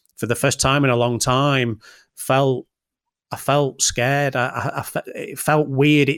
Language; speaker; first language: English; native; English